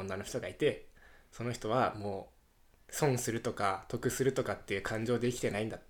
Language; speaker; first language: Japanese; native; Japanese